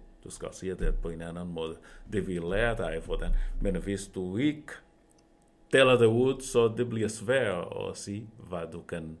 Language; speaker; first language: Danish; non-native, fluent; Portuguese